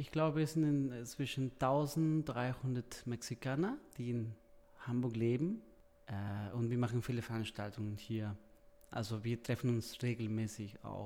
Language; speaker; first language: German; non-native, fluent; Spanish